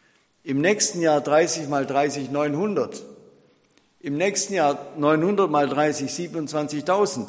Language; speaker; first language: German; native; German